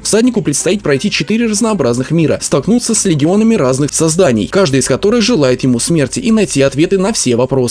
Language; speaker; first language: Russian; native; Russian